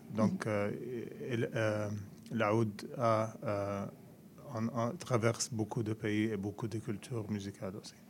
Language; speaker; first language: French; non-native, learner; Arabic